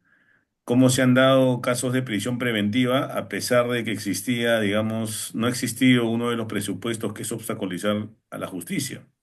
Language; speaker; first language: Spanish; native; Spanish